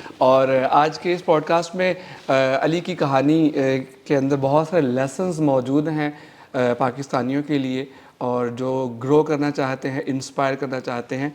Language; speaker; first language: Urdu; native; Urdu